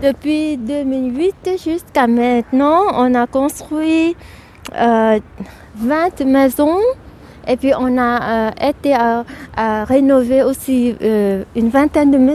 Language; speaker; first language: French; non-native, fluent; Vietnamese